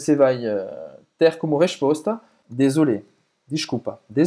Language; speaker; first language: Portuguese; non-native, fluent; French